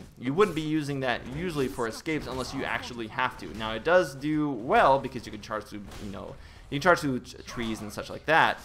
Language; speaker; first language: English; native; English